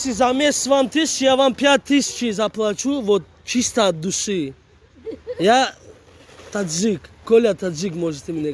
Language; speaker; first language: Russian; non-native, fluent; Tajik